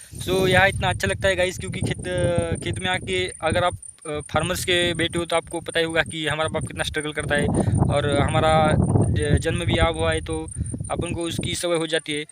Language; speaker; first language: Hindi; non-native, local second language; Marathi